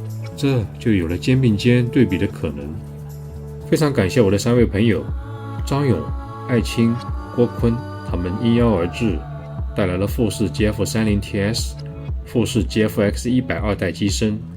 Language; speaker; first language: Chinese; native; Chinese